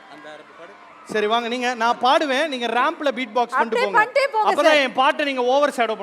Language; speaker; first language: Tamil; native; Tamil